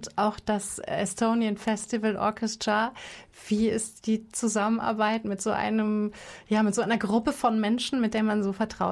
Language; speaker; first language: German; native; German